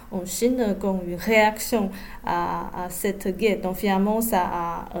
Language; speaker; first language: French; non-native, fluent; Chinese